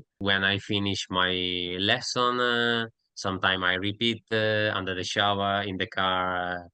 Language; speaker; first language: English; non-native, learner; Italian